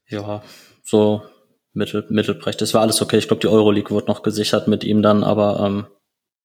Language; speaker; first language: German; native; German